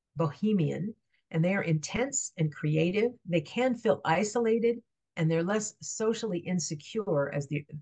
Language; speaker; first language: English; native; English